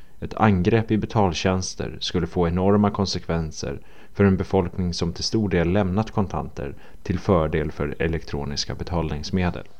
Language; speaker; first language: Swedish; native; Swedish